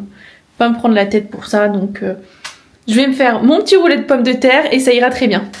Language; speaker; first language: French; native; French